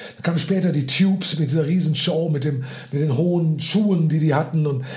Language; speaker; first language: German; native; German